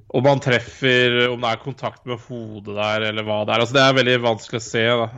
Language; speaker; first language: Norwegian; native; Norwegian